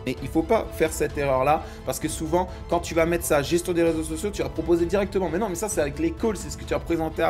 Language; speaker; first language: French; native; French